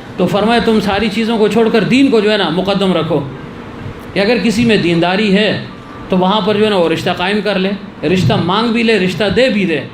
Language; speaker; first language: Urdu; non-native, local second language; Pashto